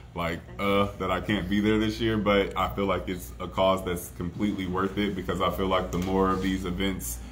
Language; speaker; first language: English; native; English